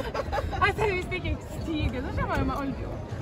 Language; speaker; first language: Norwegian; native; Norwegian